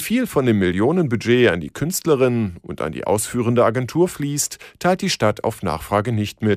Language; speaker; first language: German; native; German